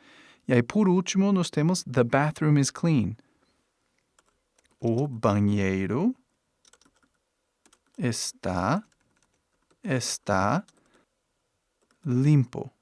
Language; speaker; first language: Portuguese; non-native, fluent; English